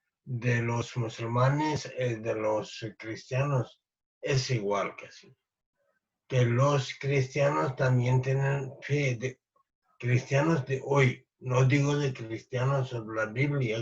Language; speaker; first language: Spanish; non-native, fluent; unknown